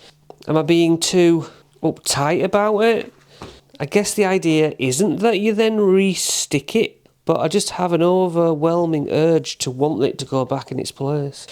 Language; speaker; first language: English; native; English